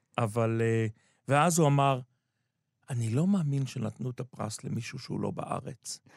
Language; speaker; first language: Hebrew; native; Hebrew